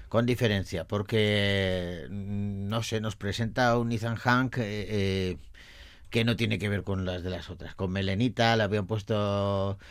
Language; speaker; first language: Spanish; native; Spanish